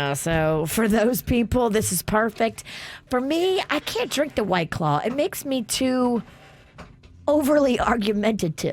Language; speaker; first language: English; native; English